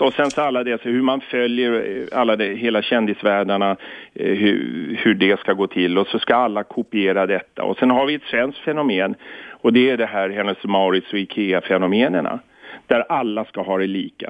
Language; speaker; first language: Swedish; native; Swedish